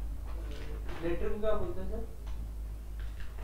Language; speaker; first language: Hindi; native; Hindi